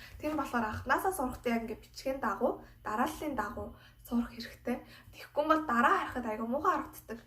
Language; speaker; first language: Mongolian; non-native, fluent; Korean